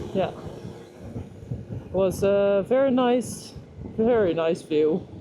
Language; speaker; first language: English; non-native, fluent; Dutch